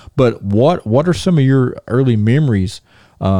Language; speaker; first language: English; native; English